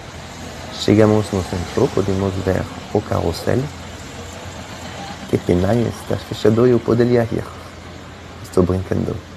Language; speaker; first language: Portuguese; non-native, fluent; French